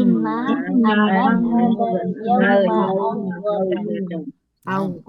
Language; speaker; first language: Arabic; non-native, learner; Indonesian